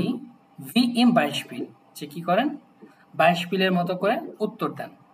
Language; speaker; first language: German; non-native, fluent; Bangla